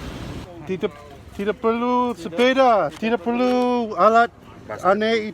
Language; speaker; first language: Indonesian; non-native, learner; English